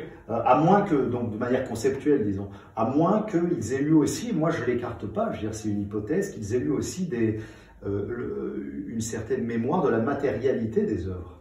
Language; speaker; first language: French; native; French